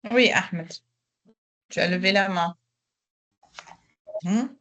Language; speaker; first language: French; non-native, local second language; Arabic